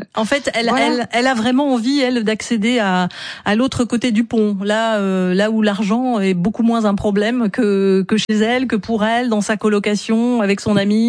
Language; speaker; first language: French; native; French